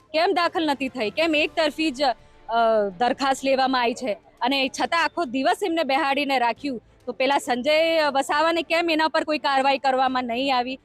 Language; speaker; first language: Gujarati; non-native, local second language; Rathawi